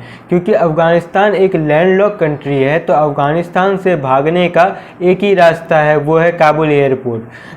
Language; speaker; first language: Hindi; native; Hindi